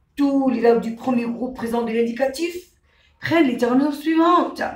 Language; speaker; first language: French; non-native, local second language; Arabic